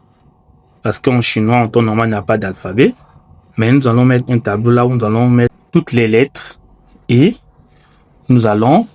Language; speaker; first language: French; non-native, fluent; Chinese